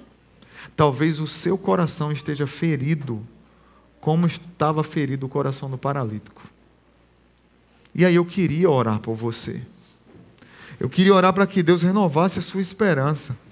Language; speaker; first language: Portuguese; native; Portuguese